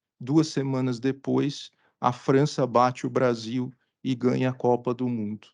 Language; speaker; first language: Portuguese; native; Portuguese